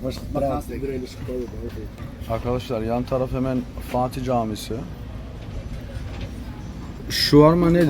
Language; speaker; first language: Turkish; early bilingual, heritage; Turkish